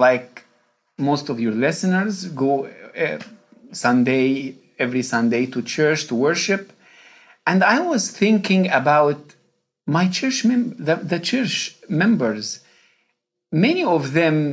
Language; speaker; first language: English; non-native, fluent; Arabic